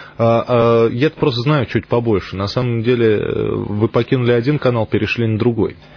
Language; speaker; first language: Russian; native; Russian